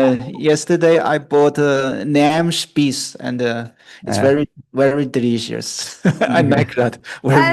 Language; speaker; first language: English; non-native, fluent; Chinese